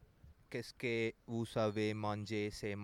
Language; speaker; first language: French; non-native, learner; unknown